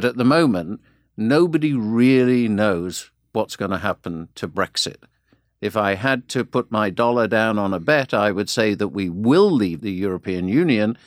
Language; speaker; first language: English; native; English